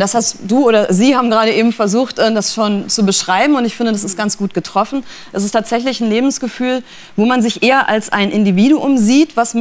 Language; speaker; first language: German; native; German